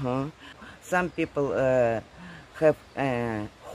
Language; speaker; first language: English; non-native, learner; Russian